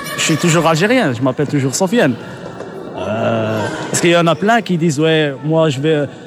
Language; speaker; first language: French; non-native, local second language; Arabic